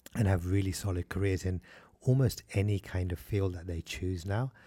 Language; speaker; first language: English; early bilingual, other home language; Hindi